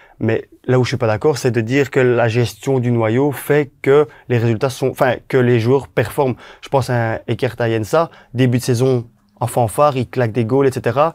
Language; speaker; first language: French; native; French